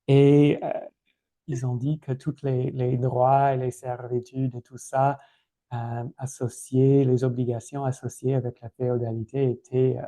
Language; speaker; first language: French; non-native, fluent; English